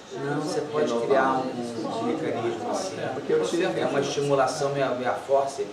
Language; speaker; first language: Portuguese; native; Portuguese